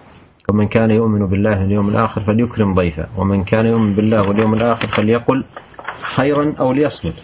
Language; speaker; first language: Arabic; native; Arabic